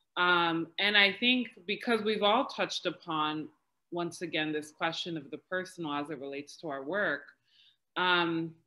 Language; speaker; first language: English; native; English